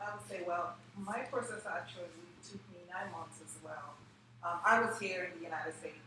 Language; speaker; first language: English; non-native, local second language; Igbo